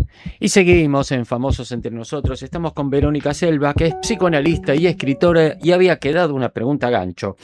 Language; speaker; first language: Spanish; native; Spanish